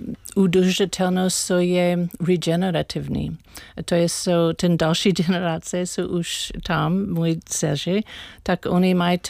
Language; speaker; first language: Czech; non-native, learner; English